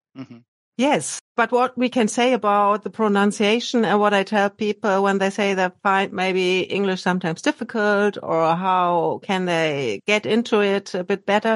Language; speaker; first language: English; non-native, fluent; German